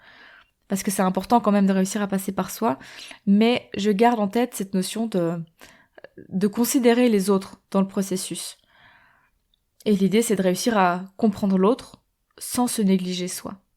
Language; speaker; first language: French; native; French